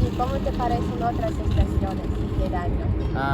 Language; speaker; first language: Spanish; non-native, fluent; Russian